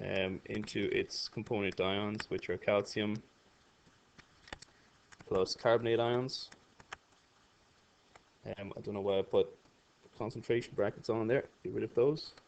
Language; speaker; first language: English; native; English